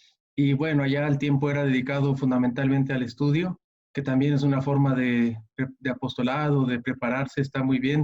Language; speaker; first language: Spanish; native; Spanish